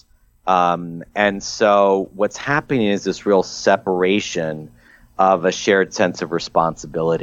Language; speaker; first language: English; native; English